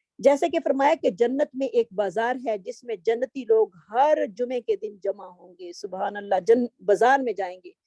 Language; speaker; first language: Urdu; native; Urdu